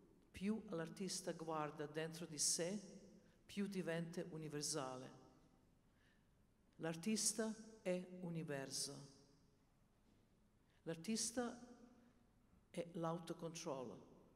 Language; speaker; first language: Italian; non-native, learner; Serbian